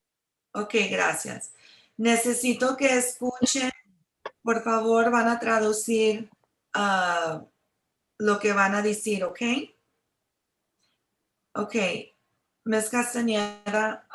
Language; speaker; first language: Spanish; non-native, learner; English